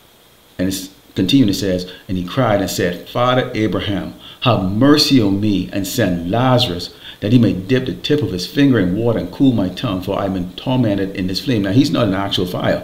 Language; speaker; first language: English; native; English